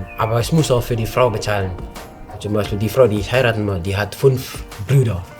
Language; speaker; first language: German; non-native, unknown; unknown